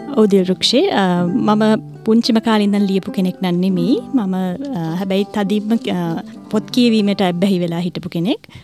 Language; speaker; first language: Sinhala; early bilingual, other home language; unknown